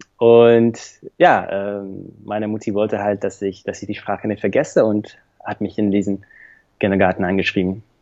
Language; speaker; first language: German; non-native, fluent; Slovak